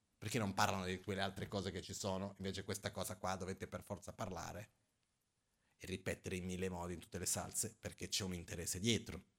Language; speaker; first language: Italian; non-native, fluent; Portuguese